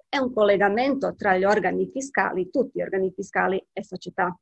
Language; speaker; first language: Italian; non-native, fluent; Bosnian